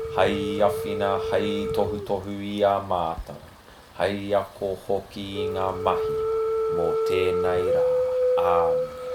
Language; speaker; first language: Māori; non-native, local second language; English